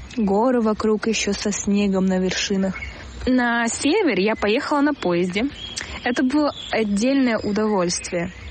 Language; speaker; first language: Russian; native; Russian